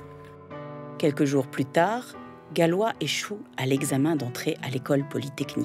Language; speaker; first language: French; native; French